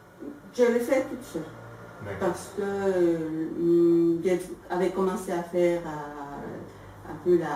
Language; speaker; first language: French; non-native, fluent; Spanish